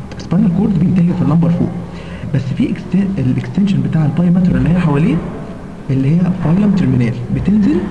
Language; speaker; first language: Arabic; native; Arabic